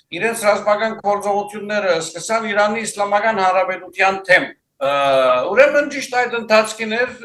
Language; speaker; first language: Armenian; early bilingual, heritage; Armenian